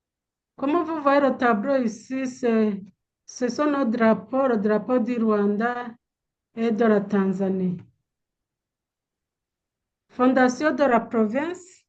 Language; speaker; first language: French; non-native, local second language; Kinyarwanda